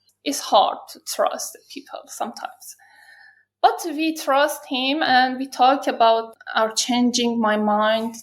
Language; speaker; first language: English; non-native, learner; Persian